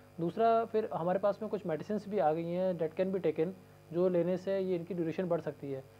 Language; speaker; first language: Hindi; native; Hindi